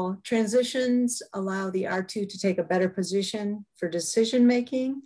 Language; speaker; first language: English; native; English